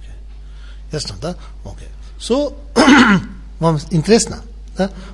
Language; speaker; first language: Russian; non-native, learner; Tibetan